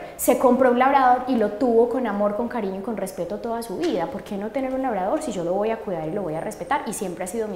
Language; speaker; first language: Spanish; native; Spanish